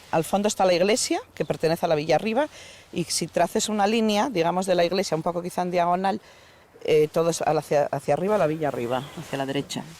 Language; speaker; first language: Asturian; native; Asturian